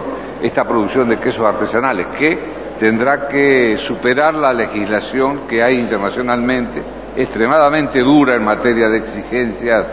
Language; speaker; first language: Spanish; native; Spanish